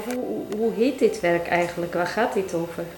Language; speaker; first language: Dutch; non-native, fluent; Turkish